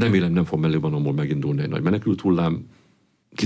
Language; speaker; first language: Hungarian; native; Hungarian